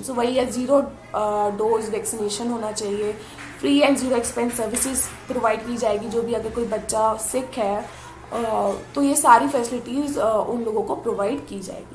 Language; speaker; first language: Hindi; native; Hindi